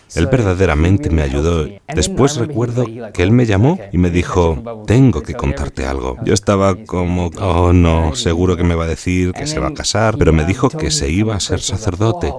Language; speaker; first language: Spanish; non-native, fluent; English